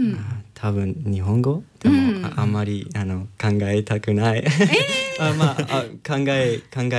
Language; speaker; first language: Japanese; non-native, learner; English